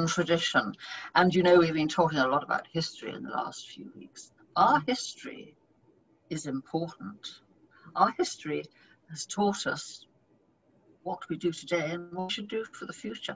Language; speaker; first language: English; native; English